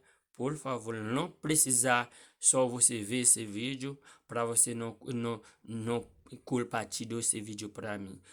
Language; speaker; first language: Portuguese; non-native, learner; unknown